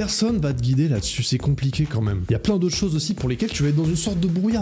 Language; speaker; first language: French; native; French